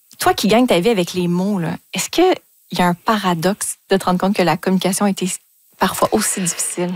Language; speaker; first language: French; native; French